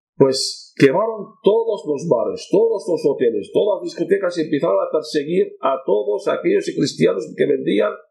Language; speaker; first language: Spanish; non-native, fluent; Arabic